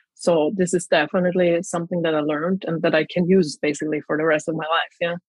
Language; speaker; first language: English; non-native, fluent; German